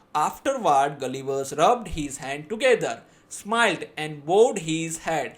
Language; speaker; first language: English; non-native, local second language; Gujarati